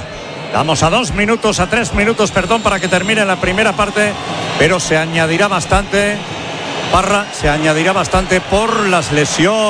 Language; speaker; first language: Spanish; native; Spanish